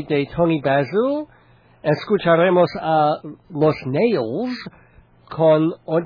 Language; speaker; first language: Spanish; non-native, learner; English